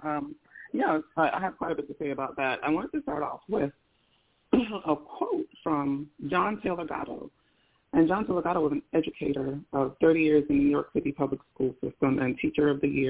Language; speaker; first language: English; non-native, local second language; Igbo